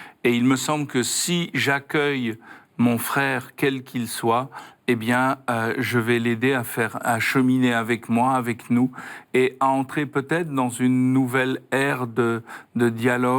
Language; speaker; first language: French; native; French